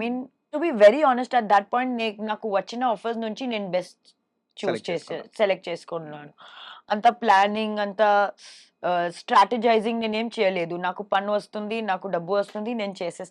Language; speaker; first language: Telugu; non-native, learner; Hindi